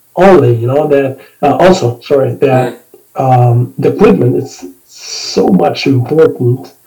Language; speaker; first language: English; non-native, fluent; Spanish